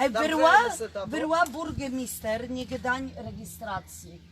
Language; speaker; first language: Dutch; non-native, learner; Polish